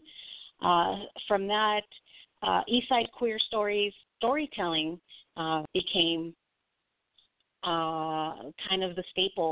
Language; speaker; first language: English; native; English